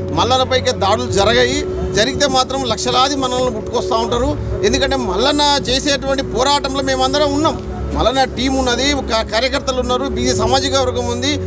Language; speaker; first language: Telugu; native; Telugu